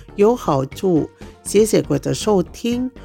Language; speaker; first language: Chinese; non-native, fluent; Indonesian